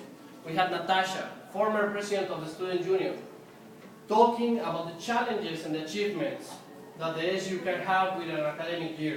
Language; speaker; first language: English; non-native, fluent; Spanish